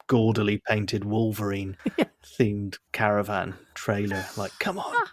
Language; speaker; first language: English; native; English